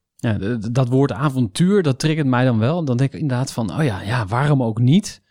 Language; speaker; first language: Dutch; native; Dutch